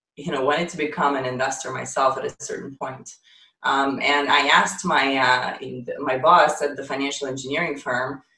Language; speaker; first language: English; non-native, fluent; Ukrainian